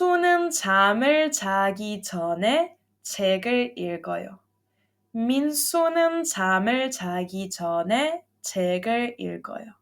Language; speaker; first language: Korean; non-native, fluent; Serbian